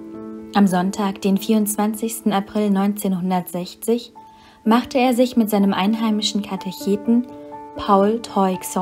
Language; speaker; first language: German; native; German